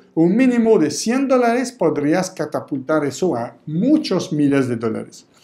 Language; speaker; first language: Spanish; non-native, fluent; French